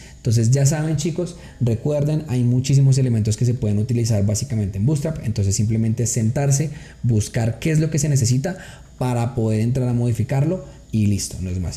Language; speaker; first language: Spanish; native; Spanish